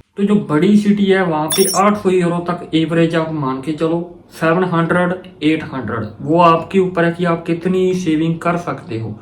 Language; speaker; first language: Hindi; non-native, local second language; Punjabi